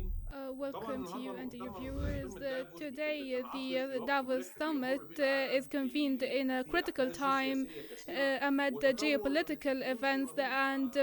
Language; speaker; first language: English; non-native, fluent; Arabic